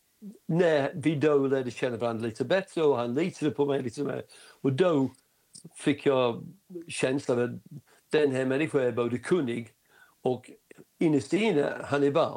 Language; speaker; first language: Swedish; non-native, fluent; English